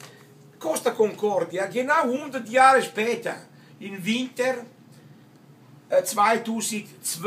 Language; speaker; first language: German; non-native, learner; Italian